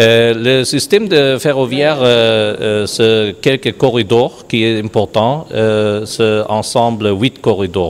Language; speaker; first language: French; non-native, learner; German